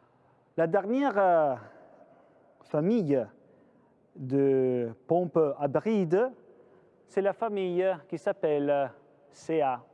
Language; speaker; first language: French; non-native, fluent; Italian